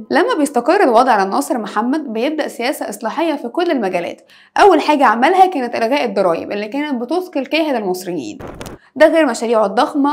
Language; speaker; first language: Arabic; native; Arabic